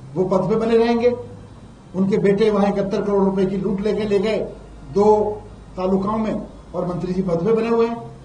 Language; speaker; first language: Hindi; native; Hindi